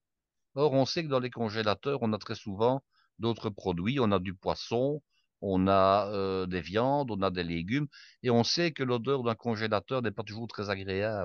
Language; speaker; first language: French; native; French